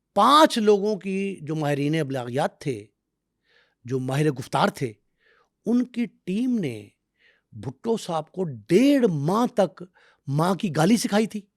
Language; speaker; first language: Urdu; non-native, local second language; Punjabi